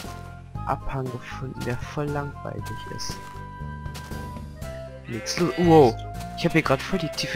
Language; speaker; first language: German; native; German